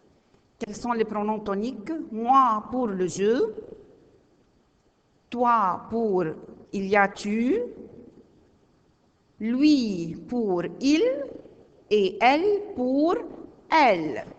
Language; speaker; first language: French; non-native, learner; Arabic